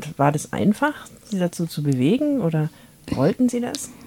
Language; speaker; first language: German; native; German